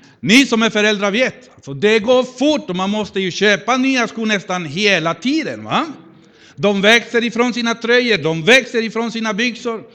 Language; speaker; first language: Swedish; non-native, fluent; Spanish